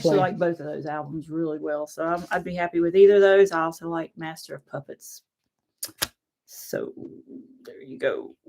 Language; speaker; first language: English; native; English